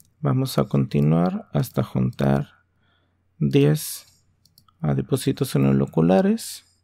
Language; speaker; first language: Spanish; native; Spanish